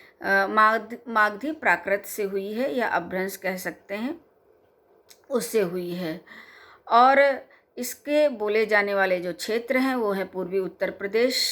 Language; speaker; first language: Hindi; native; Hindi